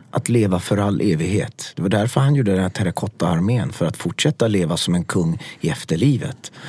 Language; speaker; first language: Swedish; early bilingual, other home language; Persian